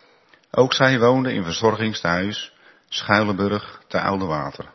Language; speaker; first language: Dutch; native; Dutch